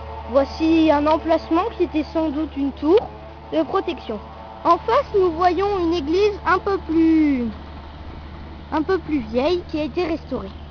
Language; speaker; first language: French; native; French